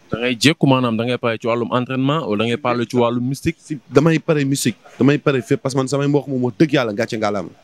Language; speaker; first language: Wolof; native; Wolof